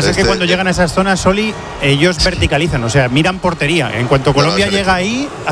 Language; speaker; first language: Spanish; native; Spanish